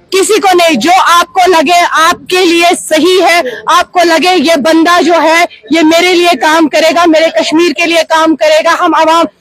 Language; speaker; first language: Hindi; non-native, local second language; Kashmiri